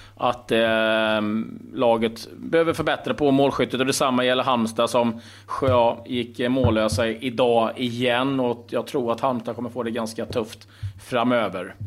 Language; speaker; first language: Swedish; native; Swedish